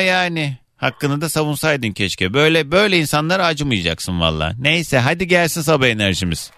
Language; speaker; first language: Turkish; native; Turkish